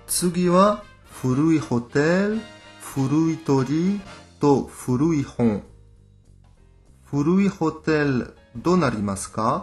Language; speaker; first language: Japanese; non-native, fluent; French